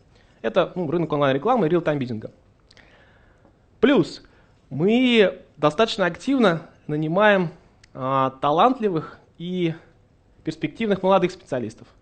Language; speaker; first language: Russian; native; Russian